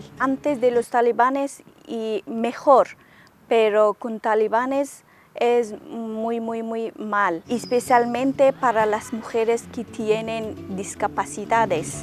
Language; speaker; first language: Spanish; non-native, learner; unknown